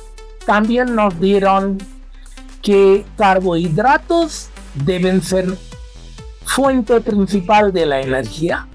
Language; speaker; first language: Spanish; non-native, fluent; Hindi